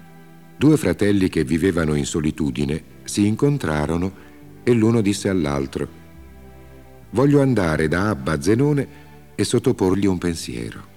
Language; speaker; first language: Italian; native; Italian